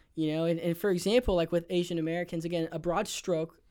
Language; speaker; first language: English; native; English